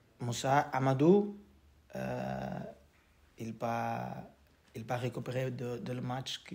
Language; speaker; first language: French; non-native, learner; Portuguese